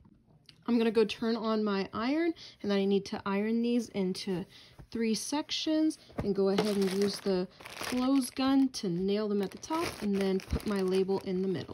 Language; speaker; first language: English; native; English